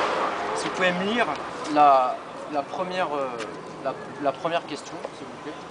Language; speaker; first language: French; native; French